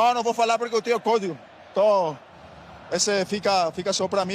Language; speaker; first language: Portuguese; non-native, fluent; Spanish